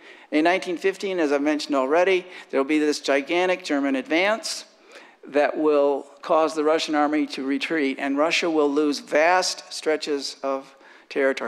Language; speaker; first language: English; native; English